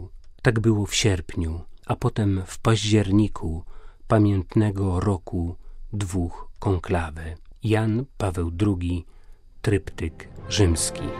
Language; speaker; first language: Polish; native; Polish